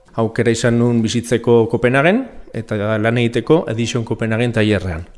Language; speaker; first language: Basque; non-native, local second language; Spanish